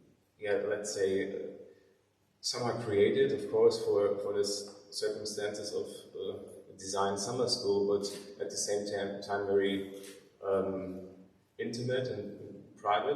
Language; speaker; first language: English; non-native, fluent; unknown